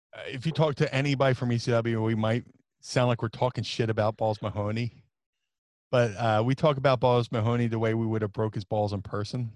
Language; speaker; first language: English; native; English